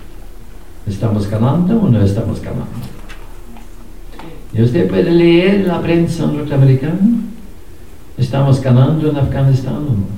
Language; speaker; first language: Spanish; non-native, fluent; Norwegian